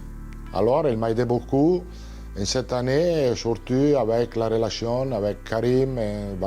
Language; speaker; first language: French; non-native, fluent; Italian